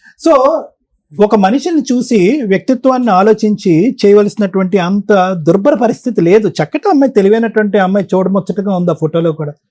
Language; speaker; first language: Telugu; native; Telugu